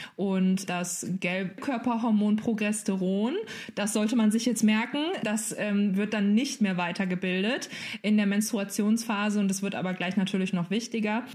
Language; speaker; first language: German; native; German